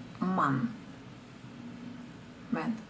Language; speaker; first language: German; non-native, learner; Ukrainian